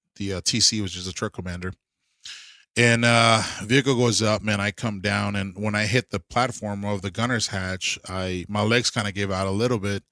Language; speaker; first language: English; early bilingual, other home language; Spanish